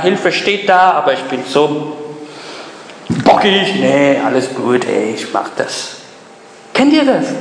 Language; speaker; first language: German; early bilingual, other home language; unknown